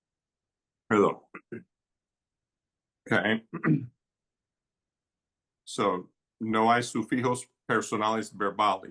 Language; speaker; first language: Spanish; early bilingual, heritage; Spanish